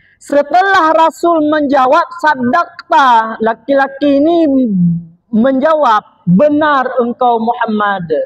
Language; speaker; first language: Malay; non-native, local second language; Achinese